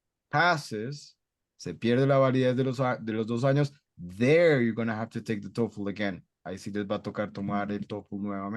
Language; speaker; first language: Spanish; non-native, fluent; English